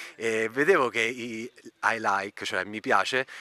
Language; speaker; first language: Italian; native; Italian